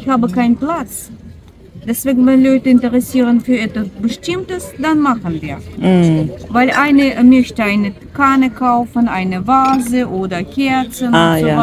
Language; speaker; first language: German; non-native, fluent; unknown